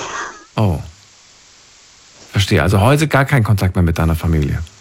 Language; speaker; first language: German; native; German